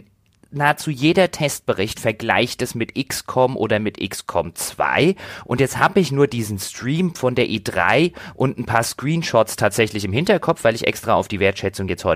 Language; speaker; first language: German; native; German